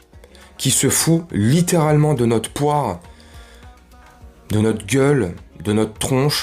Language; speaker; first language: French; native; French